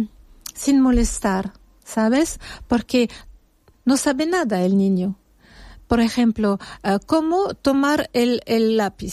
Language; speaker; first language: Spanish; non-native, fluent; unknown